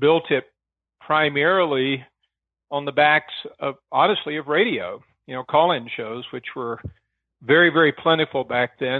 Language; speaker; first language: English; native; English